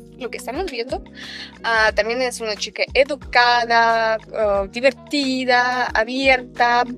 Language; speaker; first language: Spanish; non-native, fluent; Russian